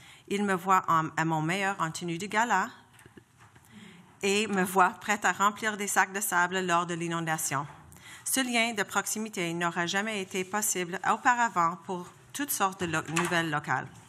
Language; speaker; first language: French; non-native, local second language; English